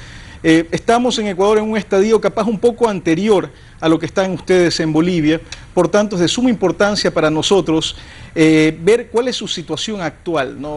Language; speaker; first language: Spanish; native; Spanish